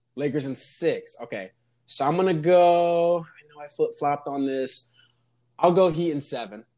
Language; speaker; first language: English; native; English